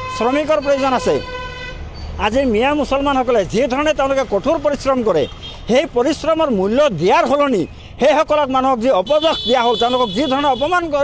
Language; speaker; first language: Assamese; non-native, local second language; Bangla